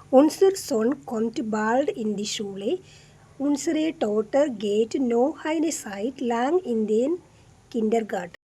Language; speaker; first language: German; non-native, fluent; Malayalam